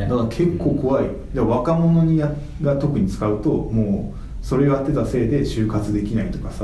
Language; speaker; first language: Japanese; native; Japanese